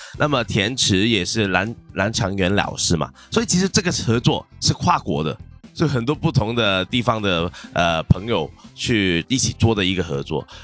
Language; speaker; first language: Chinese; non-native, local second language; Cantonese